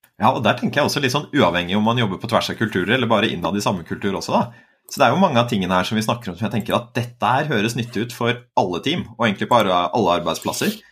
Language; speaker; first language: Norwegian; native; Norwegian